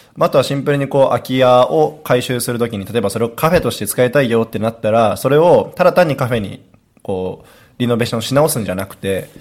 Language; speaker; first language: Japanese; native; Japanese